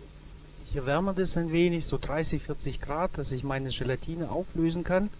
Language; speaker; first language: German; native; German